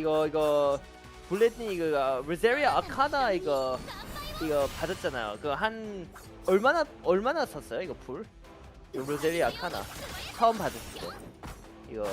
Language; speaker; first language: Korean; early bilingual, heritage; Korean